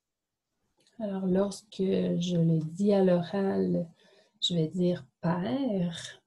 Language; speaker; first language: French; native; French